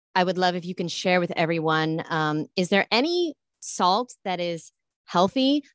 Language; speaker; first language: English; early bilingual, other home language; Italian